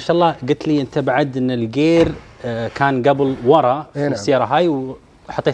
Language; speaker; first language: Arabic; native; Arabic